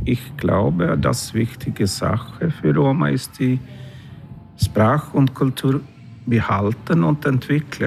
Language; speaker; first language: German; non-native, learner; Swedish